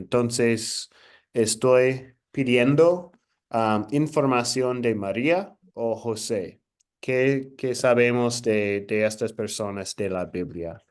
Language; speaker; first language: Spanish; non-native, fluent; English